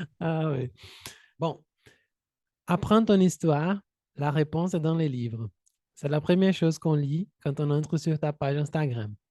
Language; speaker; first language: French; non-native, fluent; Portuguese